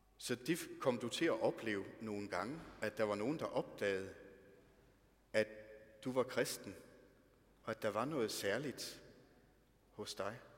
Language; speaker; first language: Danish; native; Danish